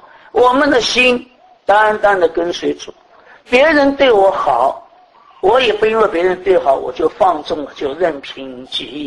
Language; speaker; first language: Chinese; native; Chinese